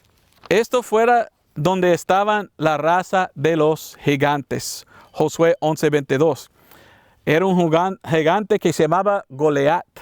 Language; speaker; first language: Spanish; non-native, learner; English